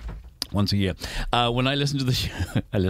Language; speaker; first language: English; native; English